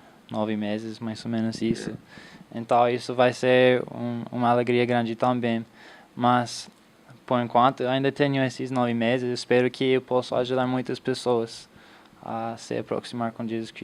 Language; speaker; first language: Portuguese; non-native, fluent; English